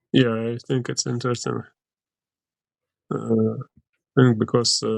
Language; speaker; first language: English; non-native, learner; Ukrainian